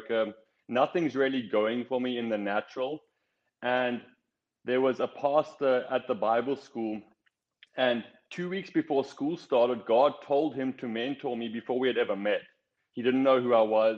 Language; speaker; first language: English; native; English